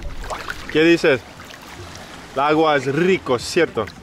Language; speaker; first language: Spanish; non-native, learner; English